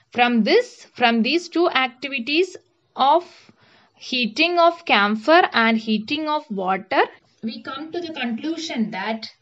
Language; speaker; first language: English; non-native, local second language; Malayalam